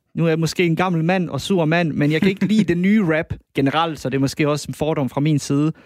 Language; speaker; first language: Danish; early bilingual, other home language; Bosnian